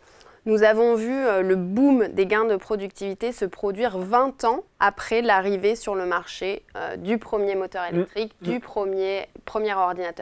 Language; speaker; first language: French; native; French